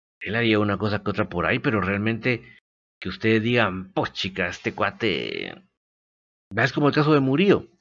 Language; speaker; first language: Spanish; native; Spanish